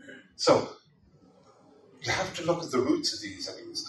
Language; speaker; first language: English; native; English